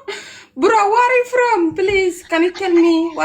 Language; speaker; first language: English; non-native, learner; Tigrinya